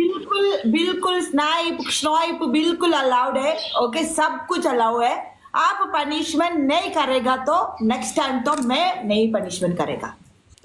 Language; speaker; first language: Hindi; non-native, learner; Bangla